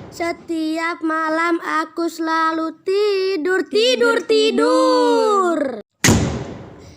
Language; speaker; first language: Indonesian; non-native, local second language; Sundanese